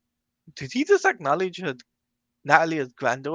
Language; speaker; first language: English; native; English